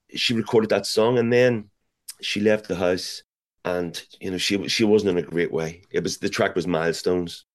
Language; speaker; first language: English; native; English